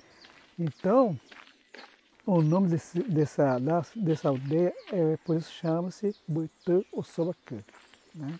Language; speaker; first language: Portuguese; non-native, local second language; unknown